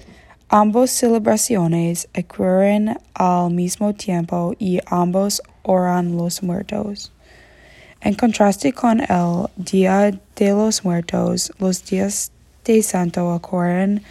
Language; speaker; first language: Spanish; non-native, learner; English